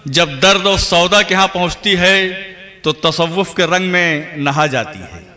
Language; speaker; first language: Urdu; native; Urdu